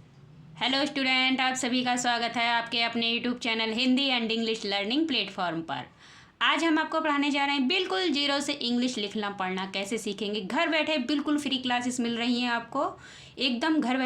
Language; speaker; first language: Hindi; native; Hindi